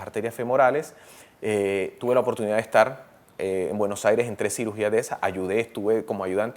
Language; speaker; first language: Spanish; native; Spanish